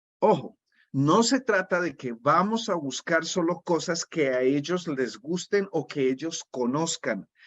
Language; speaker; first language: Spanish; native; Spanish